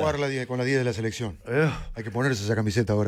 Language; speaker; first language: Spanish; native; Spanish